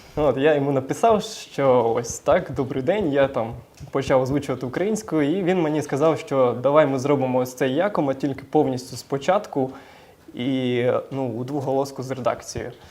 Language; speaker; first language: Ukrainian; native; Ukrainian